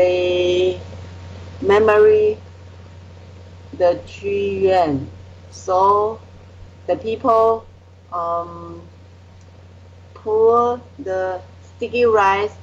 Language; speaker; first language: English; non-native, learner; Chinese